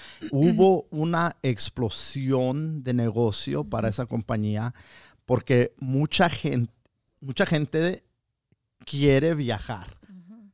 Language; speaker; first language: Spanish; early bilingual, heritage; Spanish